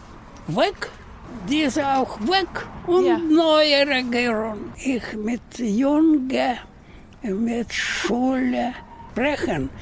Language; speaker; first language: German; non-native, learner; Russian